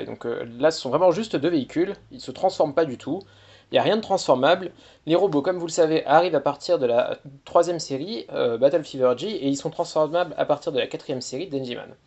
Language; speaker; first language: French; native; French